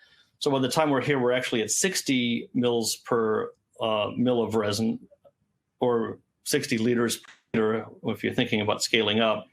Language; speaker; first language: English; native; English